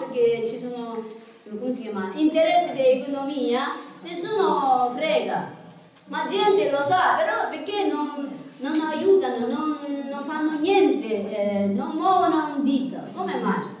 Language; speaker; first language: Italian; non-native, learner; Tibetan